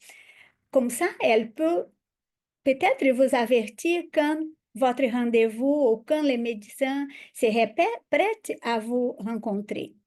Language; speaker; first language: French; non-native, fluent; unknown